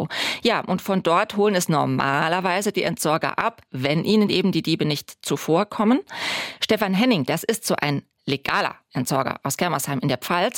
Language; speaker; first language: German; native; German